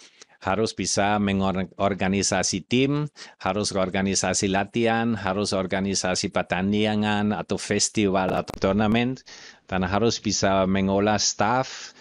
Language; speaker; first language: Indonesian; non-native, fluent; German